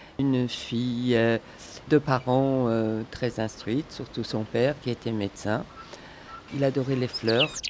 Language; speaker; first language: French; non-native, fluent; Persian